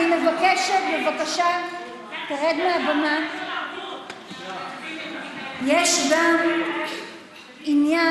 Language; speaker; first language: Hebrew; native; Hebrew